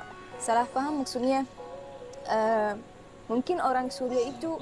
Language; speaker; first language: Indonesian; non-native, fluent; Arabic